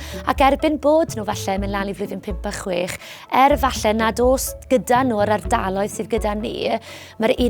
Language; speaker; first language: Welsh; native; Welsh